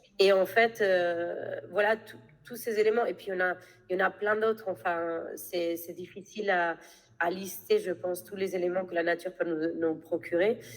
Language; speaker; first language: French; non-native, fluent; Spanish